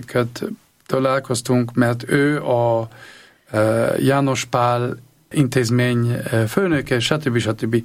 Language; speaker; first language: Hungarian; non-native, learner; German